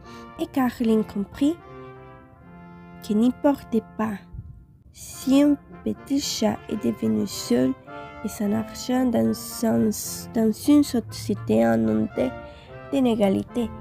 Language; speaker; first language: French; non-native, fluent; Spanish